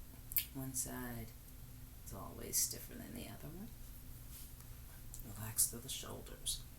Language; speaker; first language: English; native; English